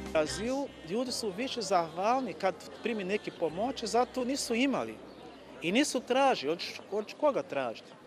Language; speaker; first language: Bosnian; non-native, learner; Portuguese